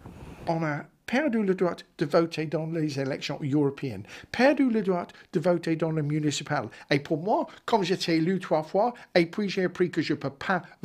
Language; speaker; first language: French; non-native, fluent; English